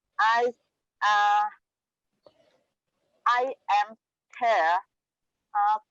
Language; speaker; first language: English; non-native, learner; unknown